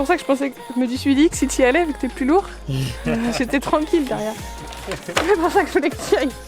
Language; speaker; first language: French; native; French